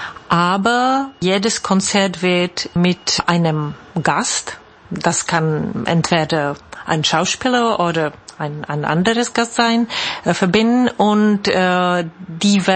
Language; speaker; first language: German; non-native, fluent; Czech